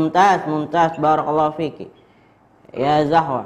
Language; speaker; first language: Arabic; non-native, fluent; Indonesian